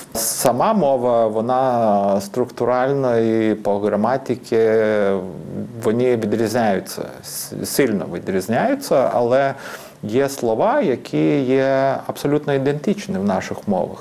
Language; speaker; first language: Ukrainian; non-native, fluent; Lithuanian